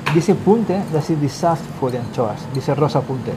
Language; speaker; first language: German; non-native, learner; Spanish